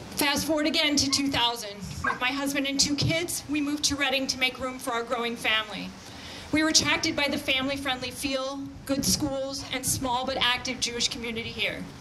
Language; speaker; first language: English; native; English